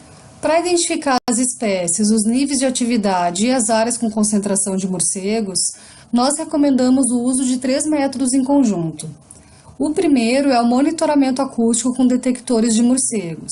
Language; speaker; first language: Portuguese; native; Portuguese